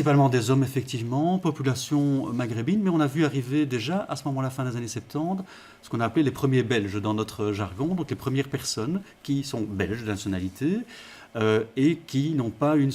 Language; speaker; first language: French; native; French